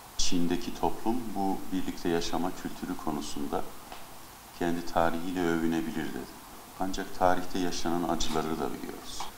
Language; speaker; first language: Turkish; native; Turkish